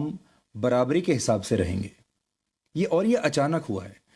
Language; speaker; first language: Hindi; native; Hindi